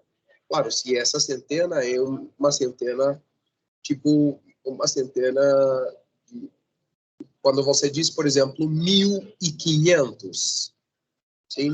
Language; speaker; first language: Portuguese; non-native, fluent; Spanish